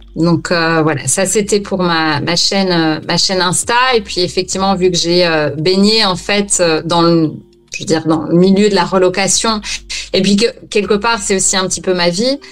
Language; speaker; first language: French; native; French